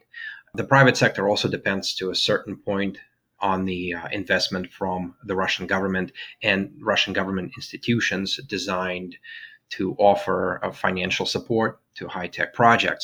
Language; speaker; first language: English; non-native, fluent; Russian